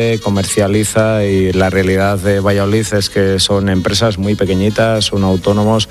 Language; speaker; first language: Spanish; native; Spanish